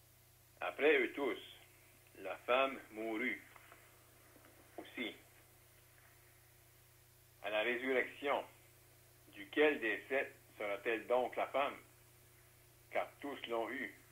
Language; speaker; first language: French; native; French